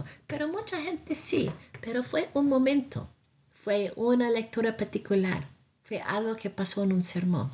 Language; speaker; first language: Spanish; non-native, fluent; English